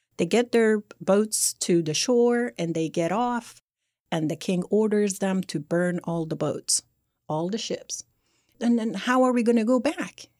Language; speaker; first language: English; non-native, fluent; Persian